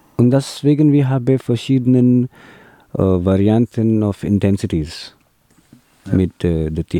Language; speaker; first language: German; non-native, learner; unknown